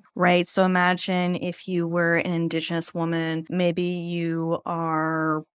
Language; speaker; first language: English; early bilingual, other home language; Norwegian